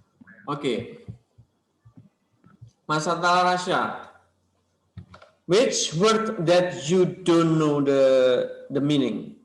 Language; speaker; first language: English; non-native, learner; Indonesian